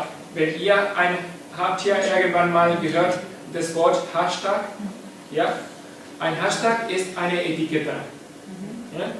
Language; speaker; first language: German; non-native, fluent; Spanish